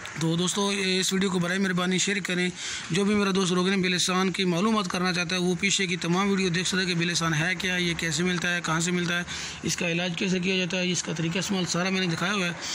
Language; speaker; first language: Hindi; non-native, local second language; Punjabi